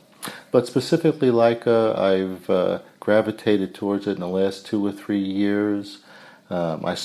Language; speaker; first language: English; native; English